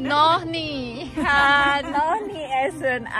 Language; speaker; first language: German; non-native, learner; Indonesian